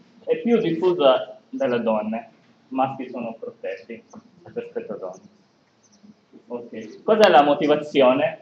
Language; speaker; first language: Italian; non-native, learner; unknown